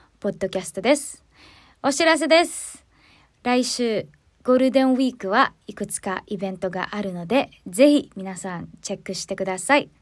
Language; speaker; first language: Japanese; non-native, fluent; Filipino